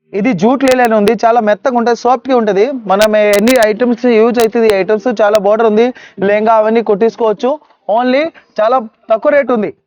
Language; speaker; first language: Telugu; non-native, local second language; Urdu